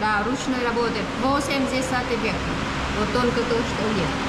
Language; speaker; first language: Russian; non-native, learner; Vietnamese